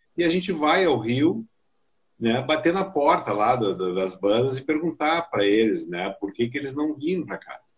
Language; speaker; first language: Portuguese; native; Portuguese